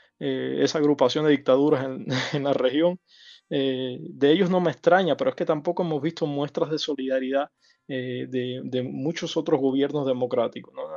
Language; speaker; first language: Spanish; native; Spanish